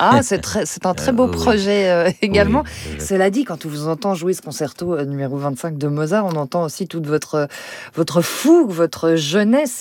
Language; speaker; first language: French; native; French